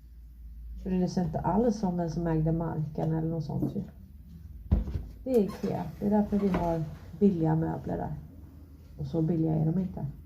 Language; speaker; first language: Swedish; native; Swedish